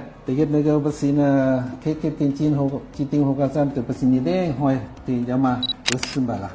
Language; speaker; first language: Mongolian; non-native, fluent; Lao